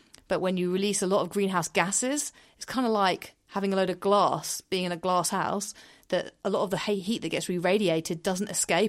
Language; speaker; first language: English; native; English